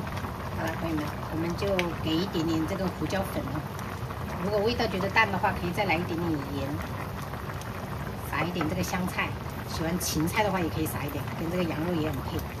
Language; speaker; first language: Chinese; native; Chinese